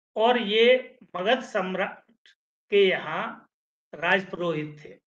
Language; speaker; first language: Hindi; native; Hindi